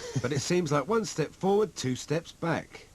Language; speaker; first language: English; native; English